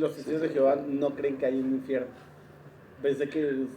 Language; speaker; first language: Spanish; native; Spanish